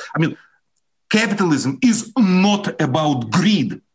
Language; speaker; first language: English; non-native, fluent; Russian